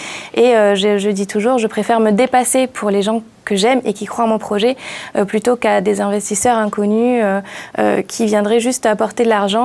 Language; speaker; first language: French; native; French